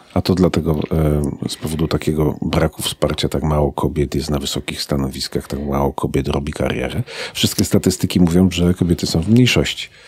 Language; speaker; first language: Polish; native; Polish